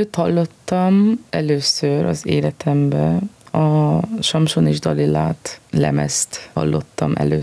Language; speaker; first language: Hungarian; non-native, fluent; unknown